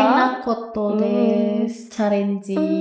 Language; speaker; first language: Japanese; non-native, learner; Indonesian